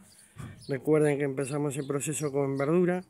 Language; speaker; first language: Spanish; native; Spanish